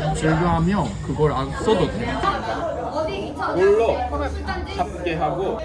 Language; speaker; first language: Korean; non-native, learner; Japanese